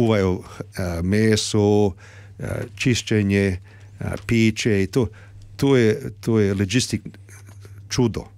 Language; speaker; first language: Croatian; early bilingual, heritage; Serbian